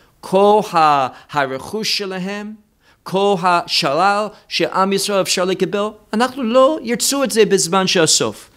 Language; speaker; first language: Hebrew; non-native, fluent; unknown